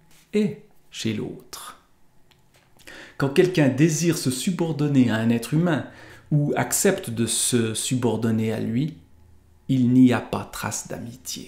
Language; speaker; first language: French; native; French